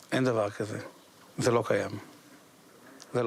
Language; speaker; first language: Hebrew; non-native, fluent; Arabic